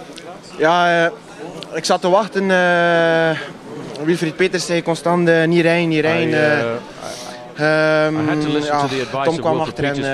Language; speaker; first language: Dutch; native; Dutch